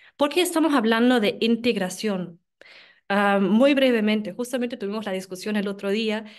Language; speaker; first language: Spanish; non-native, fluent; German